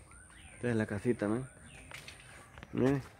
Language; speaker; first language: Spanish; native; Spanish